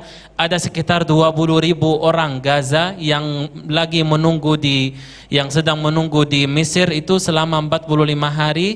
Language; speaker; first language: Indonesian; non-native, fluent; Arabic